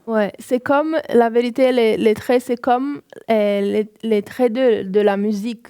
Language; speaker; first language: French; non-native, fluent; Portuguese